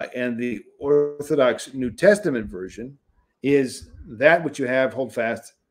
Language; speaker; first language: English; native; English